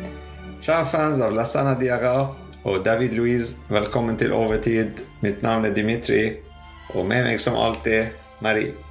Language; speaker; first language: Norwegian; non-native, fluent; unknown